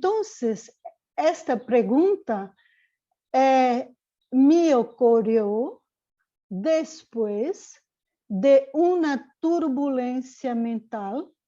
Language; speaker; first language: Spanish; non-native, learner; Portuguese